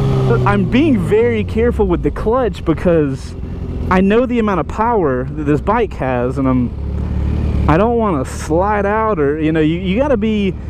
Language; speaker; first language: English; native; English